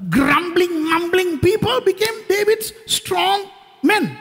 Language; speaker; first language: English; non-native, local second language; Tamil